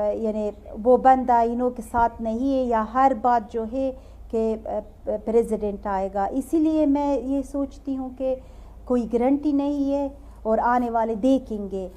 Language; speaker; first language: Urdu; non-native, fluent; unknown